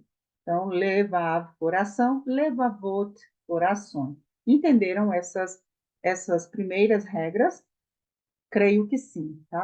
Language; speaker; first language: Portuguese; native; Portuguese